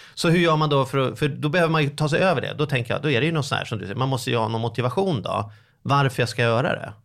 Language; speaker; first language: Swedish; native; Swedish